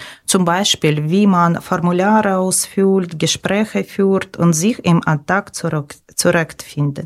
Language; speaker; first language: German; non-native, learner; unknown